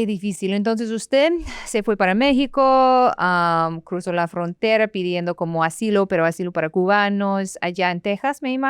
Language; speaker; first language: Spanish; non-native, fluent; English